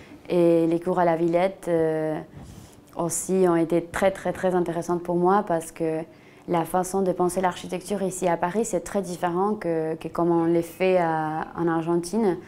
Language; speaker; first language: French; non-native, fluent; Spanish